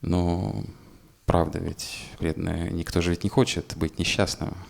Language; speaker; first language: Russian; native; Russian